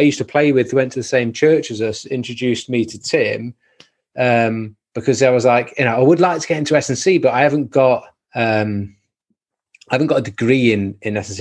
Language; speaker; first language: English; native; English